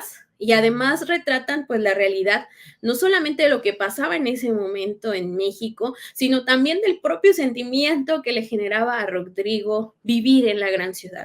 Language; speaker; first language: Spanish; native; Spanish